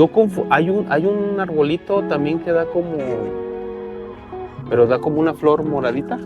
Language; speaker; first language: Spanish; native; Spanish